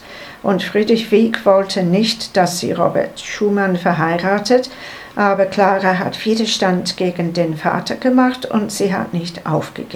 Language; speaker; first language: German; non-native, learner; English